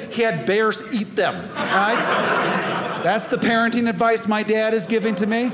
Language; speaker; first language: English; native; English